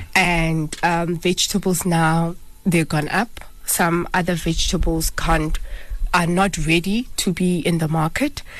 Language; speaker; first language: English; non-native, local second language; Zulu